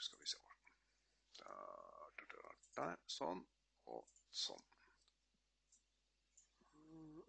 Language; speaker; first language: Norwegian; native; Norwegian